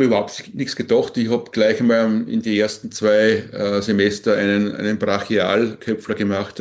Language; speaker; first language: German; native; German